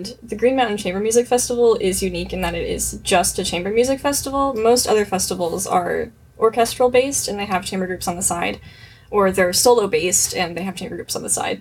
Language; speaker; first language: English; native; English